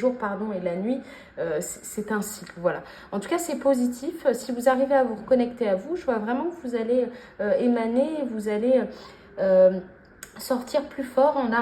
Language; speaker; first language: French; native; French